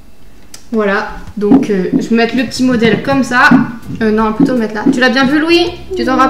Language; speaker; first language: French; native; French